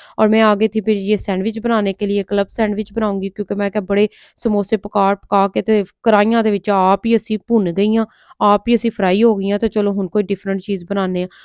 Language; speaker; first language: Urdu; non-native, local second language; Punjabi